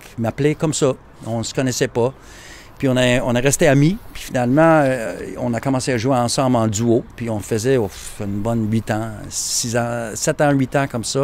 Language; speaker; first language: French; native; French